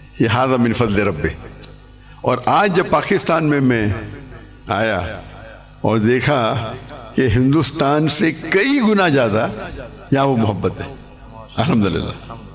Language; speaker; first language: Urdu; non-native, local second language; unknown